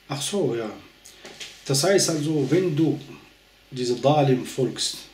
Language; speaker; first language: German; non-native, fluent; Arabic